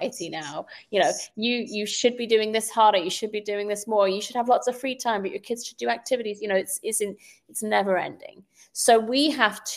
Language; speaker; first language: English; native; English